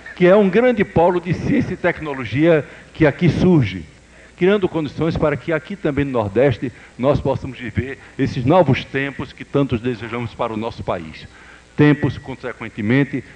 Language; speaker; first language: Portuguese; native; Portuguese